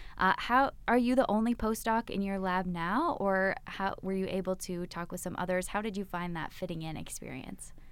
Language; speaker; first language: English; native; English